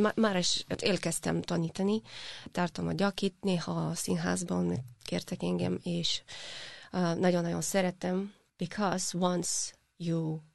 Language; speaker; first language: Hungarian; non-native, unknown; Russian